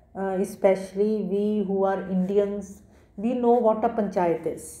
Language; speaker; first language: English; non-native, local second language; Punjabi